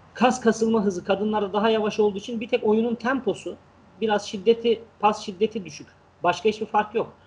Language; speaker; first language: Turkish; native; Turkish